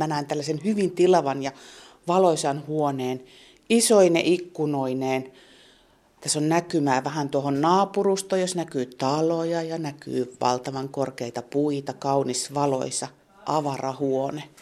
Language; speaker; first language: Finnish; native; Finnish